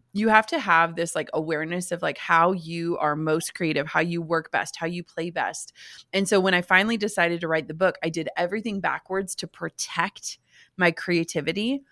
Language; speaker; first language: English; native; English